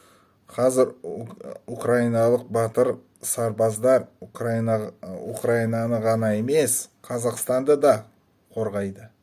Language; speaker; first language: Kazakh; non-native, local second language; Russian